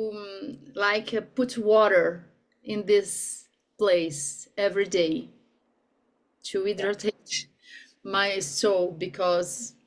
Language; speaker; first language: English; non-native, learner; Portuguese